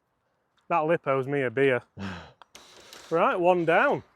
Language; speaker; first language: English; native; English